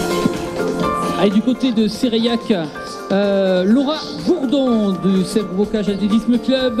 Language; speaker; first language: French; native; French